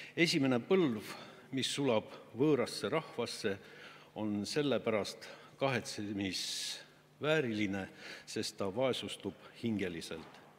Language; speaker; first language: Estonian; non-native, local second language; Russian